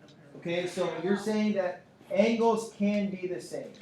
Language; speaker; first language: English; native; English